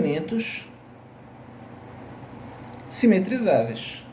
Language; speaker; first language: Portuguese; native; Portuguese